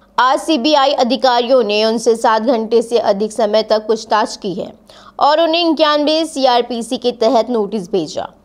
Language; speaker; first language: Hindi; native; Hindi